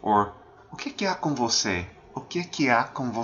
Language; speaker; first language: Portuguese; non-native, fluent; English